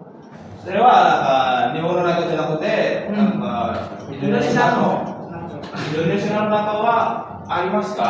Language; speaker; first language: Japanese; non-native, learner; Indonesian